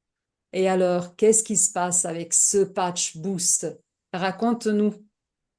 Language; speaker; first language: French; non-native, fluent; Italian